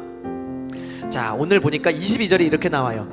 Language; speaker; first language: Korean; native; Korean